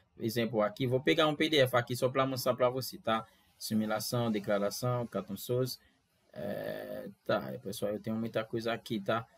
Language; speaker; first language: Portuguese; non-native, fluent; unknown